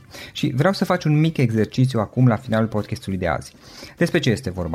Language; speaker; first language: Romanian; native; Romanian